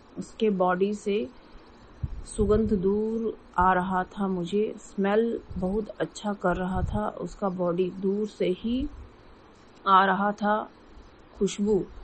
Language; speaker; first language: Hindi; native; Hindi